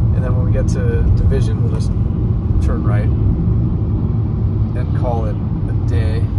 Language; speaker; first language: English; native; English